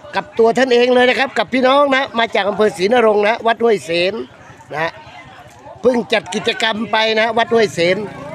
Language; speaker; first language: Thai; native; Thai